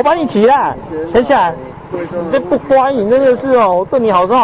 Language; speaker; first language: Chinese; native; Chinese